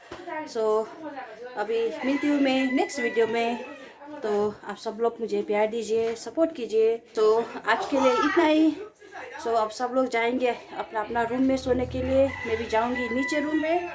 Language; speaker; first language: Hindi; non-native, local second language; Nepali